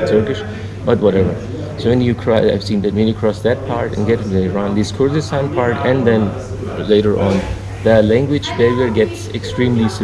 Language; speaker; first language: English; non-native, local second language; Urdu